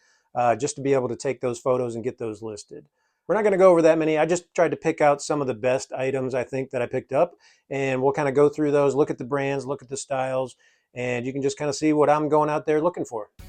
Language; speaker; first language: English; native; English